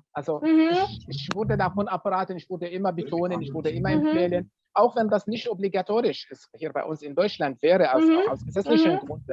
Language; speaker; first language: German; non-native, fluent; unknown